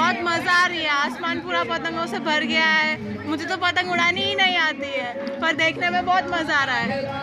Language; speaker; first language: Hindi; non-native, local second language; Gujarati